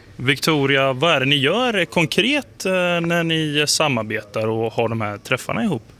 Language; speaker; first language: Swedish; native; Swedish